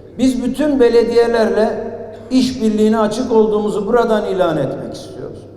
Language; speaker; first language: Turkish; native; Turkish